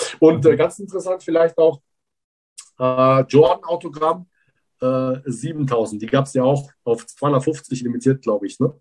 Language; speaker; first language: German; early bilingual, other home language; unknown